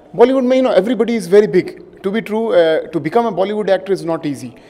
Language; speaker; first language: Hindi; native; Hindi